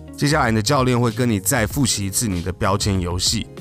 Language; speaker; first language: Chinese; native; Chinese